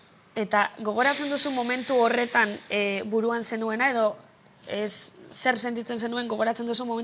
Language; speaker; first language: Basque; native; Basque